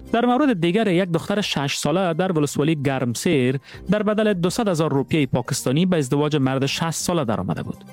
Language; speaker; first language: Persian; native; Persian